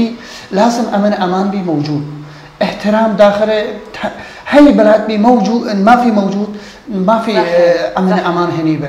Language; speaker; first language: Arabic; non-native, learner; Persian